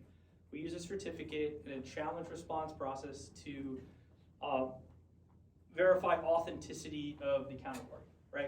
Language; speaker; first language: English; native; English